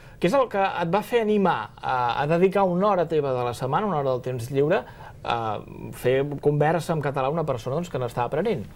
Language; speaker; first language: Catalan; native; Catalan